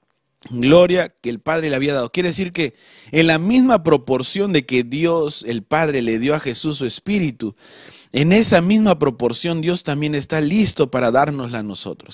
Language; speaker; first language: Spanish; native; Spanish